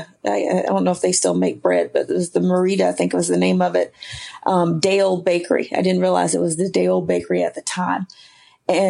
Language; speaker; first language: English; native; English